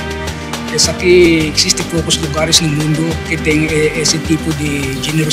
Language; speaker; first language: Portuguese; non-native, fluent; Filipino